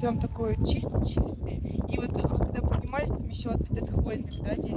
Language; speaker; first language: Russian; native; Russian